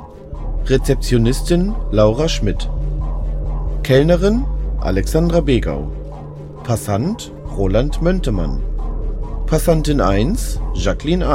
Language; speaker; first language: German; native; German